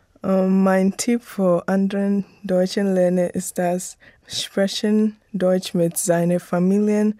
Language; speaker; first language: German; non-native, learner; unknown